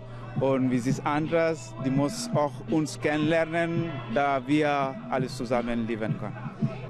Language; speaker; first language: German; non-native, learner; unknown